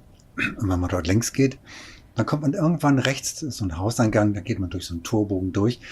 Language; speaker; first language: German; native; German